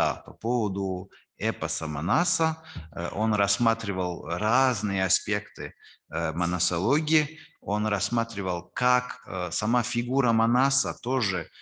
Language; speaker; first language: Russian; non-native, fluent; French